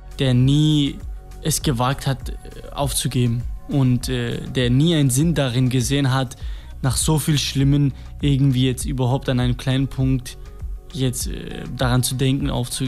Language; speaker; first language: German; non-native, fluent; Kurdish